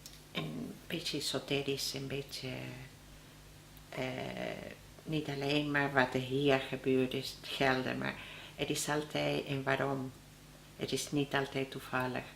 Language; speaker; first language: Dutch; non-native, learner; Spanish